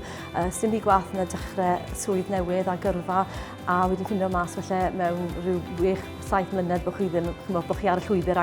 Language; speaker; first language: Welsh; native; Welsh